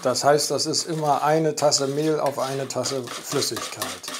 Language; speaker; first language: German; native; German